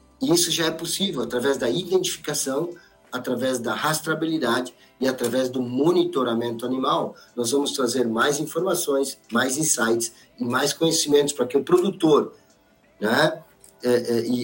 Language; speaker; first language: Portuguese; native; Portuguese